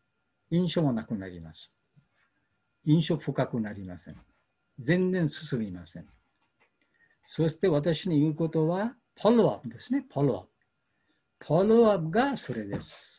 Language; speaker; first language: Japanese; non-native, learner; Bangla